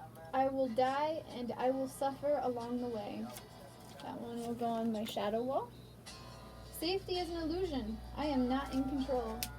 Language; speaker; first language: English; native; English